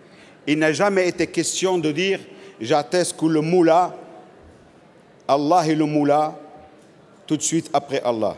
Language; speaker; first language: French; non-native, local second language; Arabic